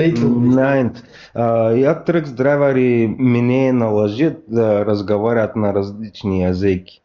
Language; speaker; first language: Russian; non-native, learner; Bulgarian